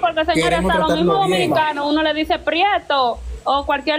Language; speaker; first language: Spanish; native; Spanish